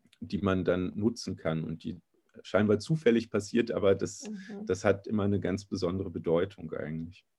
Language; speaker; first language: German; native; German